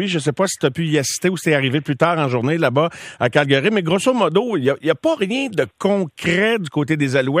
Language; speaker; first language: French; native; French